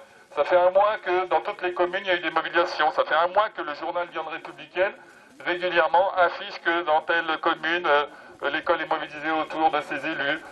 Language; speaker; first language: French; native; French